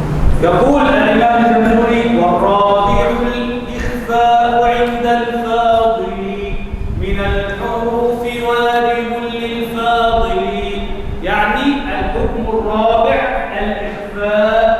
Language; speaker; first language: Arabic; native; Arabic